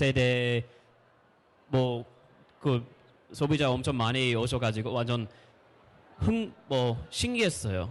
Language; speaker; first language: Korean; non-native, fluent; English